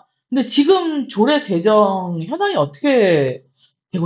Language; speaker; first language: Korean; native; Korean